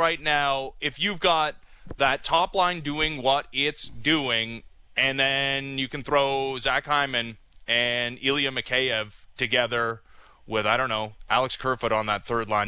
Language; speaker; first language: English; native; English